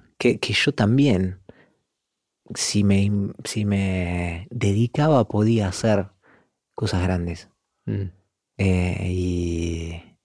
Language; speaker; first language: Spanish; native; Spanish